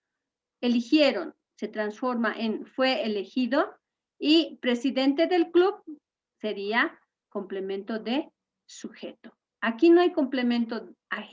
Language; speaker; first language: Spanish; native; Spanish